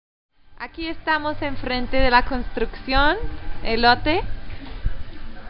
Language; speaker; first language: Spanish; non-native, fluent; English